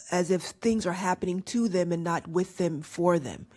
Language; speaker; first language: English; native; English